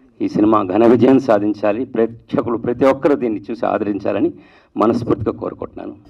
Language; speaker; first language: Telugu; native; Telugu